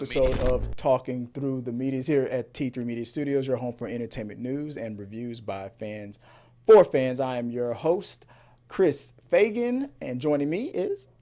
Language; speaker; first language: English; native; English